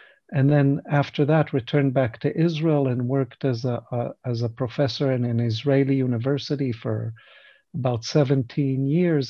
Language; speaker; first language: English; non-native, fluent; Hebrew